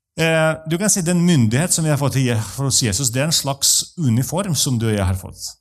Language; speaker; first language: Norwegian; non-native, fluent; Russian